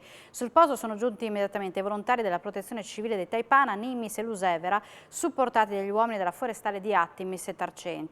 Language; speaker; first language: Italian; native; Italian